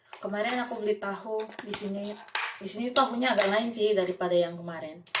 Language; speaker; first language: Indonesian; native; Indonesian